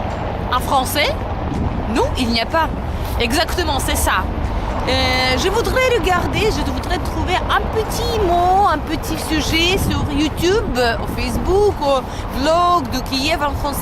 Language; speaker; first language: French; non-native, learner; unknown